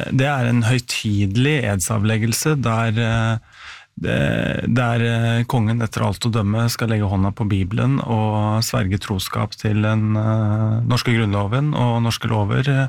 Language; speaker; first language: Norwegian; native; Norwegian